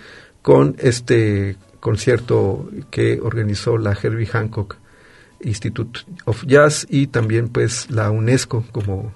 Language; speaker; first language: Spanish; native; Spanish